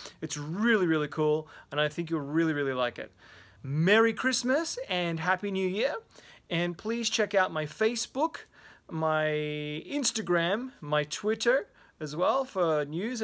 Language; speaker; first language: English; native; English